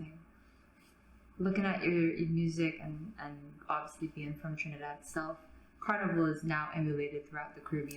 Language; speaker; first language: English; native; English